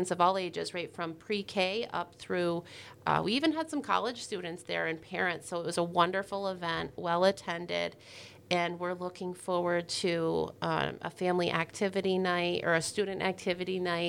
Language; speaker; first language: English; native; English